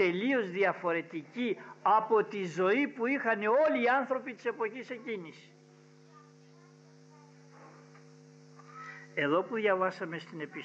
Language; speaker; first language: Greek; native; Greek